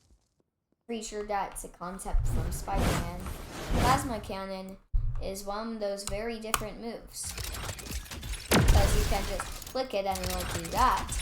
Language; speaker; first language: English; native; English